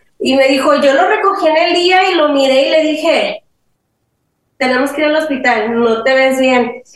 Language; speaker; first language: Spanish; early bilingual, heritage; Spanish